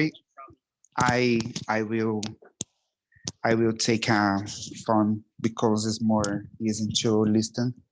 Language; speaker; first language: English; non-native, learner; Portuguese